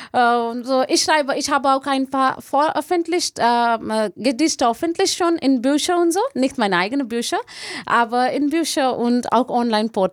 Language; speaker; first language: German; non-native, learner; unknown